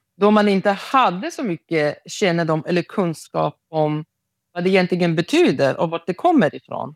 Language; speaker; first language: Swedish; non-native, local second language; Romany